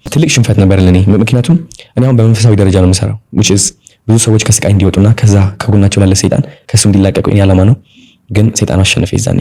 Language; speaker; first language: Amharic; non-native, local second language; Tigrinya